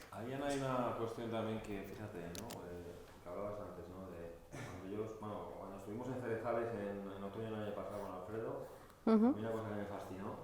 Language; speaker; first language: Spanish; native; Spanish